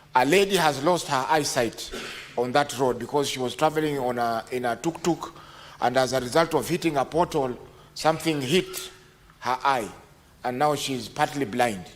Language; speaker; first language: English; non-native, local second language; Swahili